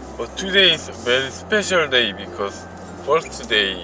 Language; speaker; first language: English; non-native, learner; Korean